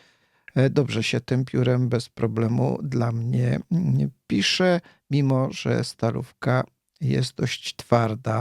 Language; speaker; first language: Polish; native; Polish